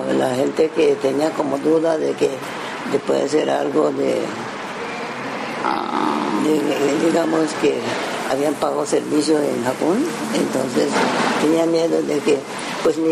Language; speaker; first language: Spanish; early bilingual, other home language; Japanese